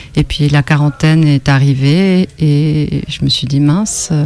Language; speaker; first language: French; non-native, fluent; Spanish